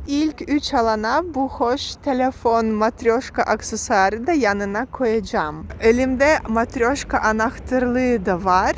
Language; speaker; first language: Turkish; non-native, fluent; Russian